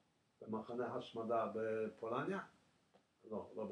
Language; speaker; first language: Hebrew; non-native, fluent; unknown